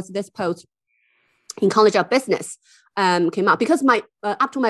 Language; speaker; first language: English; non-native, fluent; Chinese